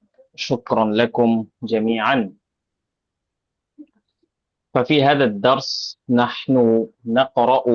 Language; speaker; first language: Arabic; non-native, fluent; Bangla